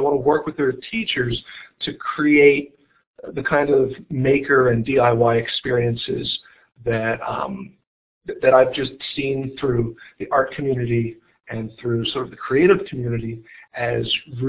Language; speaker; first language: English; native; English